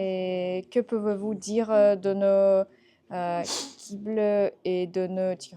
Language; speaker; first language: French; non-native, learner; Russian